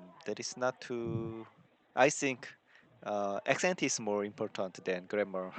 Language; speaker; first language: English; non-native, learner; Korean